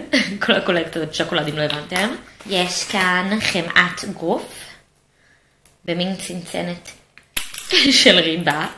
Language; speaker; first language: Hebrew; native; Hebrew